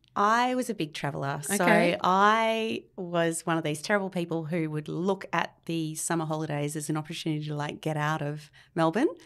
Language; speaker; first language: English; native; English